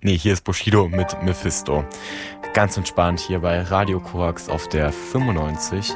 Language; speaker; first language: German; native; German